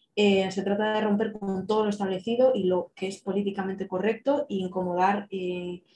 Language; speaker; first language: Spanish; native; Spanish